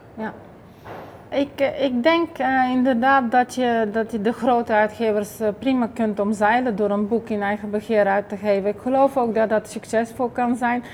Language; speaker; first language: Dutch; non-native, fluent; Bulgarian